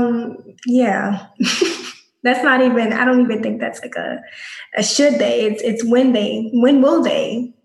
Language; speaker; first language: English; native; English